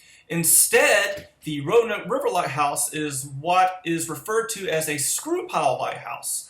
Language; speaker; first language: English; native; English